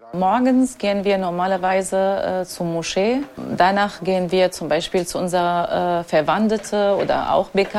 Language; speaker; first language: German; non-native, fluent; Arabic